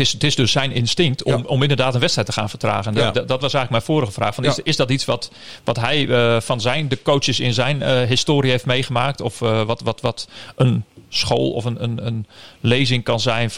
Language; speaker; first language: Dutch; native; Dutch